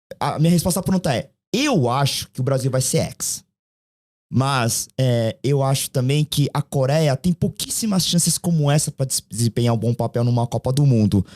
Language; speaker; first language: Portuguese; early bilingual, other home language; Korean